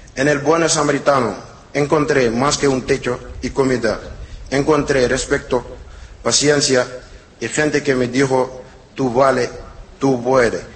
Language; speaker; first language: Spanish; non-native, learner; Wolof